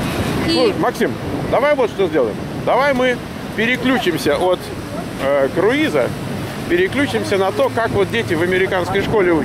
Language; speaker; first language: Russian; native; Russian